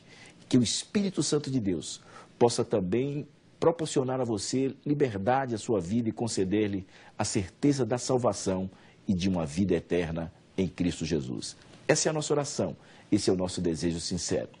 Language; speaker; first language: Portuguese; native; Portuguese